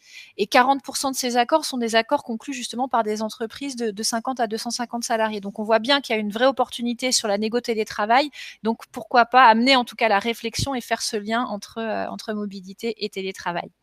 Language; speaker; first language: French; native; French